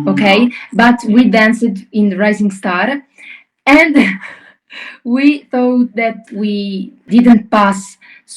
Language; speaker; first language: English; non-native, learner; Italian